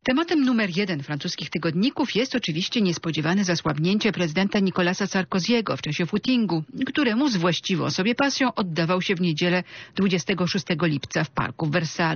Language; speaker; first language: Polish; native; Polish